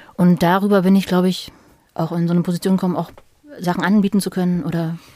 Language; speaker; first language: German; native; German